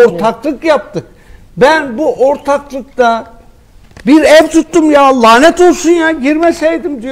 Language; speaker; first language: Turkish; native; Turkish